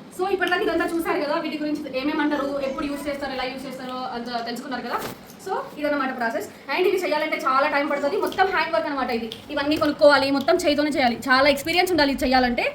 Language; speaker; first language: Telugu; non-native, local second language; Lambadi